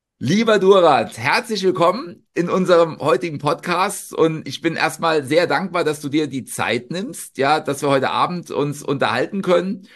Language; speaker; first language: German; native; German